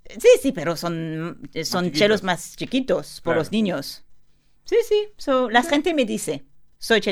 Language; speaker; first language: Spanish; non-native, learner; French